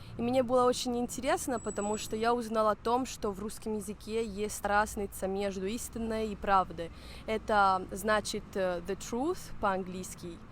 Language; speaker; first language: Russian; non-native, fluent; Spanish